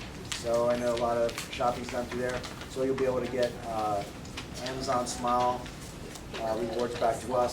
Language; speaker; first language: English; native; English